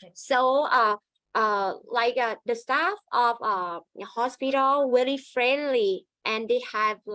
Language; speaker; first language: English; non-native, learner; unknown